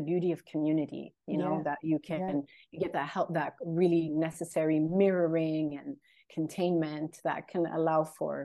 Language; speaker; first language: English; non-native, fluent; Swedish